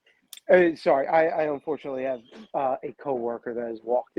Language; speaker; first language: English; native; English